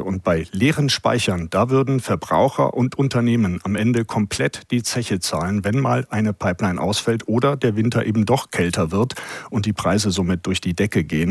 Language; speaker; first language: German; native; German